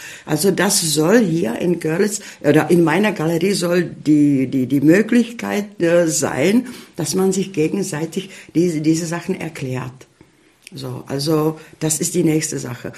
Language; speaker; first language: German; early bilingual, heritage; German